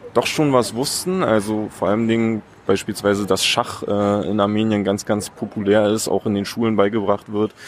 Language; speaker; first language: German; native; German